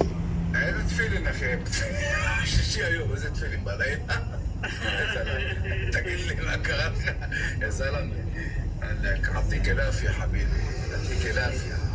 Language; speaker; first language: Hebrew; native; Hebrew